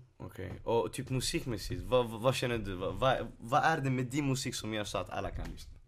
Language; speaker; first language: Swedish; native; Swedish